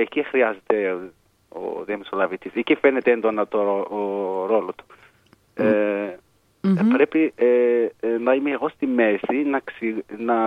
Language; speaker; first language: Greek; non-native, fluent; Arabic